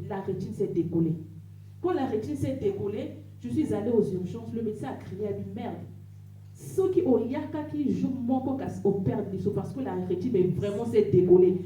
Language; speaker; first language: French; non-native, local second language; Lingala